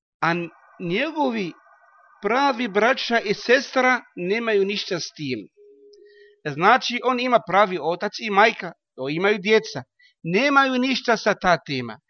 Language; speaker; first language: Croatian; non-native, learner; Arabic